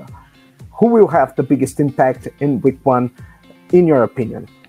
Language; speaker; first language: English; non-native, fluent; Portuguese